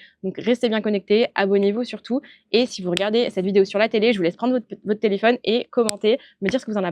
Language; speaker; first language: French; native; French